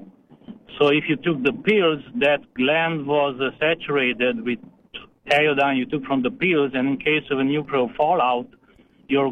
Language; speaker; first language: English; non-native, fluent; Romanian